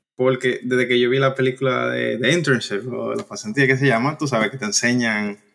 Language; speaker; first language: Spanish; native; Spanish